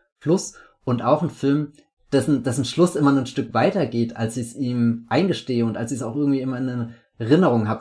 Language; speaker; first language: German; native; German